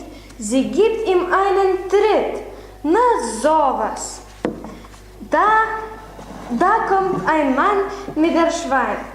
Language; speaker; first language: German; non-native, learner; Lithuanian